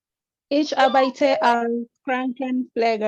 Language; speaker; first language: German; non-native, learner; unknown